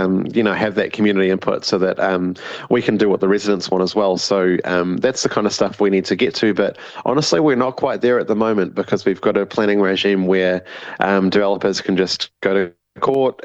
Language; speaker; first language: English; native; English